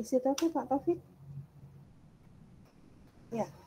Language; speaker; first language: English; non-native, learner; Indonesian